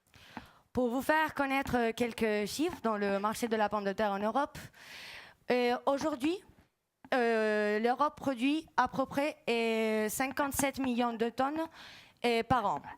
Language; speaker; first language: French; non-native, fluent; Spanish